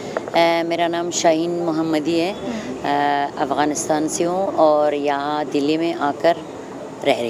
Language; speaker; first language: Hindi; non-native, fluent; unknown